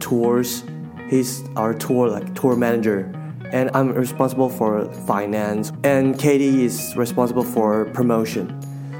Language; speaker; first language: English; non-native, fluent; Chinese